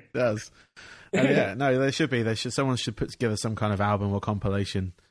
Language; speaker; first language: English; native; English